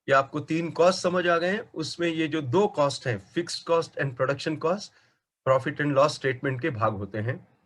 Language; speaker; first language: Hindi; non-native, local second language; Marathi